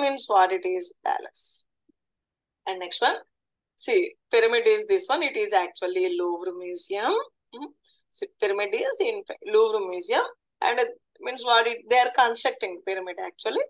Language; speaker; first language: English; non-native, local second language; Telugu